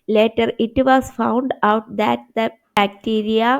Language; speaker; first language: English; non-native, local second language; Malayalam